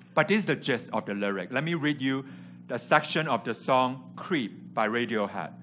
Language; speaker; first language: English; non-native, local second language; Cantonese